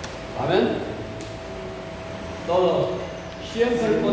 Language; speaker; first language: Spanish; non-native, learner; Korean